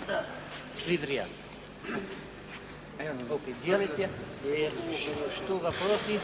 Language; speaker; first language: Russian; non-native, learner; English